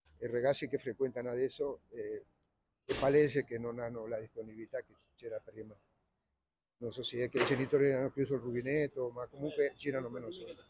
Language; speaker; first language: Italian; non-native, fluent; Spanish